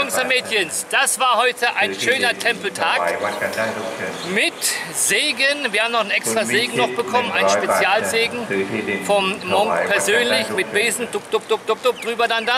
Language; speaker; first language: German; native; German